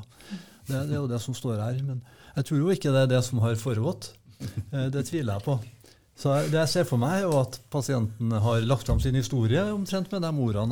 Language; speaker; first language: Norwegian; native; Norwegian